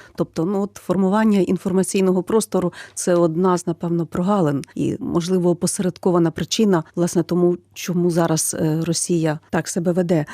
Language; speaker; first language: Ukrainian; native; Ukrainian